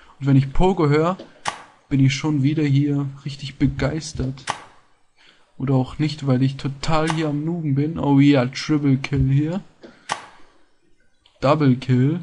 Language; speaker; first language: German; native; German